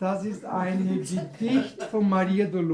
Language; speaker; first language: German; non-native, learner; Portuguese